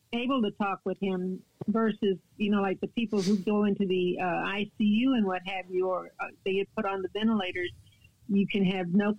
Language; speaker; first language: English; native; English